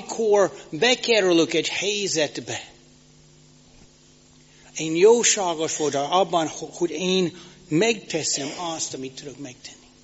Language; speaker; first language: Hungarian; non-native, fluent; English